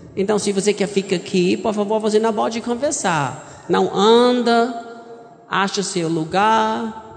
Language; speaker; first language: Portuguese; non-native, learner; German